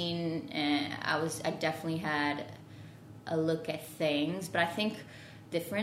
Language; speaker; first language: English; non-native, fluent; Portuguese